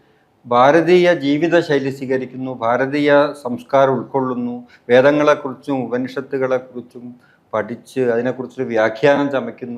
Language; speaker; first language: Malayalam; native; Malayalam